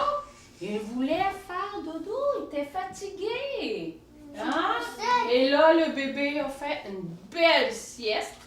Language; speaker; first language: French; native; French